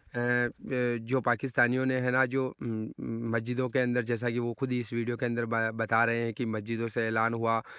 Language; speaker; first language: Hindi; native; Hindi